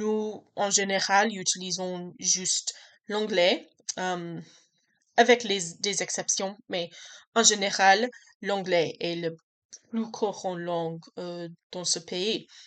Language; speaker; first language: French; non-native, learner; English